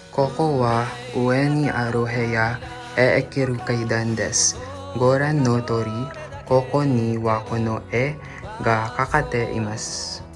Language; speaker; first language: Japanese; non-native, learner; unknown